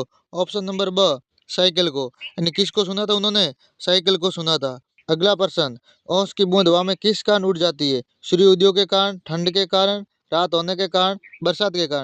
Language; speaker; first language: Hindi; native; Hindi